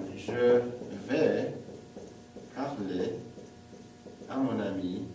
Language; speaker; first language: French; non-native, fluent; English